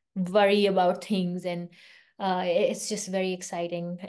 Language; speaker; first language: English; non-native, local second language; Hindi